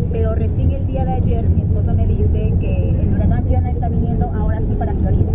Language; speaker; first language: Spanish; native; Spanish